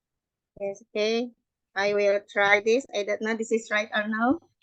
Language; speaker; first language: English; non-native, learner; Indonesian